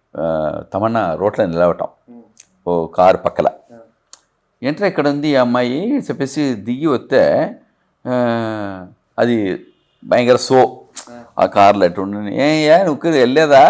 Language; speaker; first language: Telugu; non-native, learner; Tamil